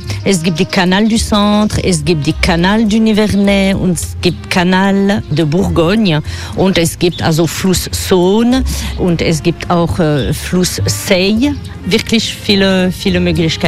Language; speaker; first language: German; non-native, fluent; French